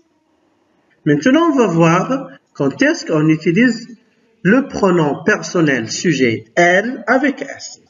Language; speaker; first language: French; non-native, local second language; Arabic